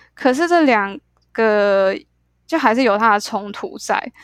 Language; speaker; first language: Chinese; native; Chinese